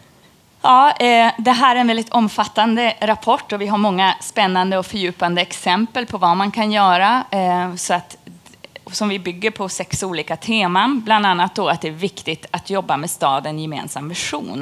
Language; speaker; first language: Swedish; native; Swedish